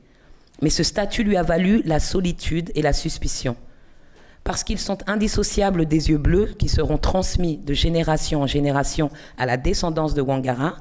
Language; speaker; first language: French; native; French